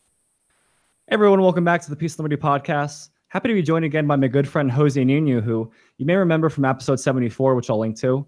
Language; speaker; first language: English; native; English